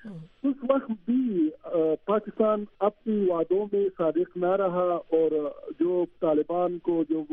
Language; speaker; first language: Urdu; non-native, learner; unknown